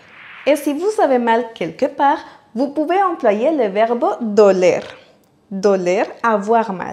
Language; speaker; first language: French; non-native, fluent; Spanish